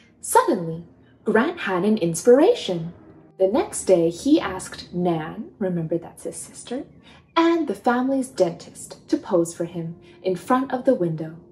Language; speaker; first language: English; native; English